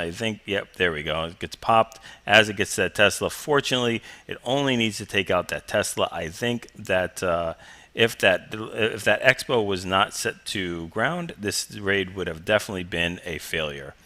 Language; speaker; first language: English; native; English